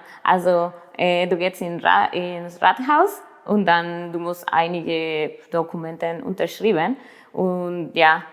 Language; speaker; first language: German; non-native, learner; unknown